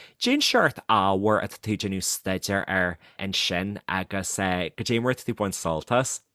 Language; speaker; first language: Irish; native; Irish